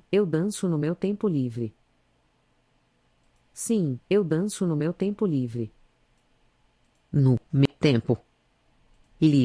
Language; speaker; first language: Portuguese; non-native, learner; English